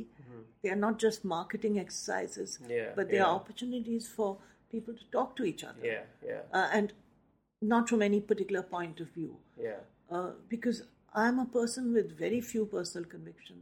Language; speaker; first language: English; non-native, local second language; Hindi